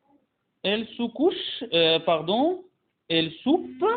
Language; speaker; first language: French; non-native, fluent; Arabic